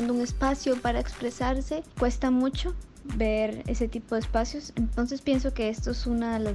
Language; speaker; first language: Spanish; native; Spanish